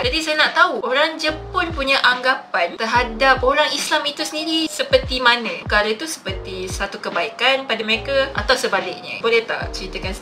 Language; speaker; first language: Malay; native; Malay